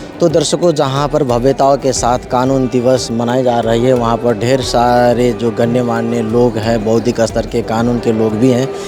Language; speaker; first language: Hindi; non-native, local second language; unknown